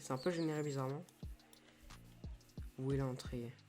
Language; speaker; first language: French; native; French